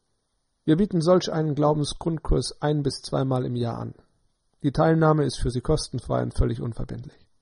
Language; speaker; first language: German; native; German